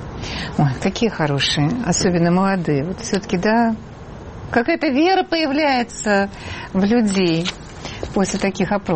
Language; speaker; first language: Russian; native; Russian